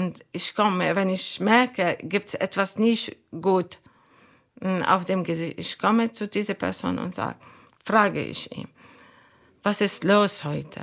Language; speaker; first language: German; non-native, learner; Arabic